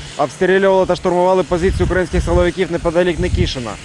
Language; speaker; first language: Ukrainian; native; Ukrainian